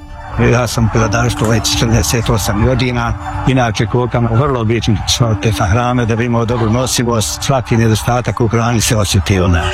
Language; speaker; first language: Serbian; native; Serbian